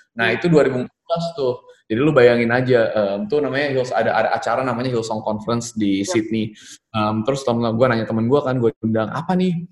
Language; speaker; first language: Indonesian; native; Indonesian